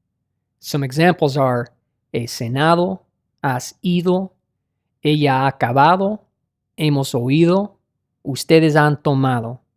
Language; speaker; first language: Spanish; non-native, learner; English